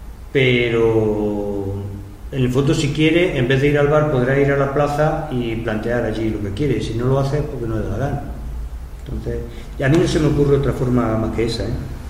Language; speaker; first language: Spanish; native; Spanish